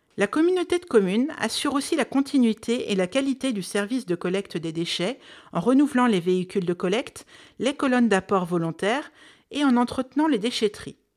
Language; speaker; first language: French; native; French